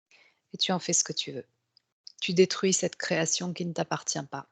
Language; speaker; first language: French; native; French